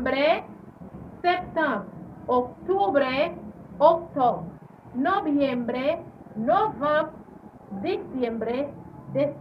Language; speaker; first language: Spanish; non-native, learner; Haitian Creole